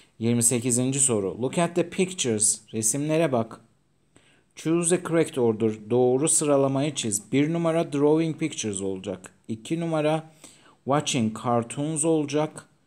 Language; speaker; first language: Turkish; non-native, fluent; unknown